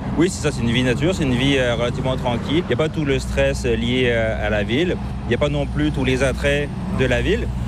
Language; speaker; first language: French; native; French